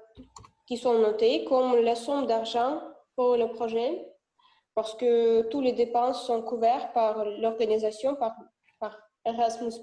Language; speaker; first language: French; non-native, learner; Russian